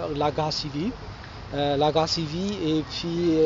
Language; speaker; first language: French; non-native, learner; Burmese